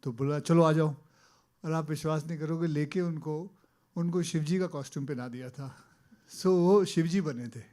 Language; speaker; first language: Hindi; native; Hindi